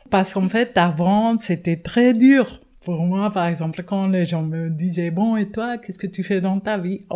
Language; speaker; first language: French; non-native, fluent; Spanish